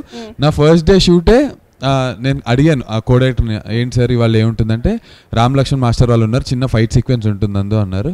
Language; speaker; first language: Telugu; native; Telugu